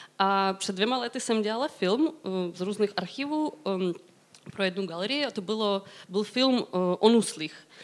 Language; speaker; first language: Czech; non-native, fluent; Ukrainian